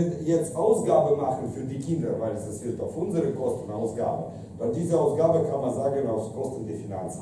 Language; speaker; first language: German; non-native, fluent; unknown